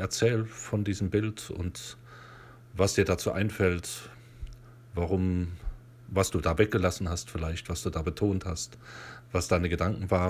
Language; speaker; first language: German; native; German